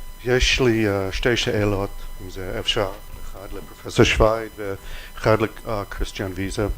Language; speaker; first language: Hebrew; non-native, fluent; English